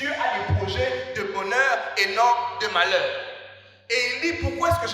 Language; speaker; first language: French; non-native, local second language; Lingala